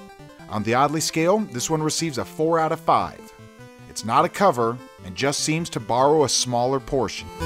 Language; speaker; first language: English; native; English